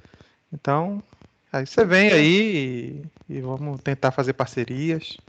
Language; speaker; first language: Portuguese; native; Portuguese